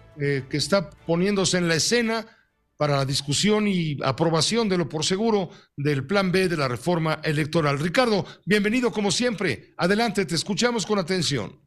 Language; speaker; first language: Spanish; native; Spanish